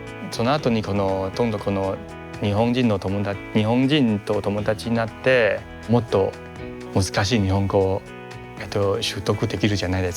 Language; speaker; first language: Japanese; non-native, fluent; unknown